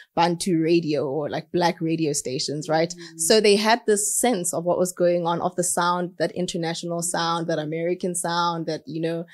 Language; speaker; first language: English; non-native, local second language; Southern Sotho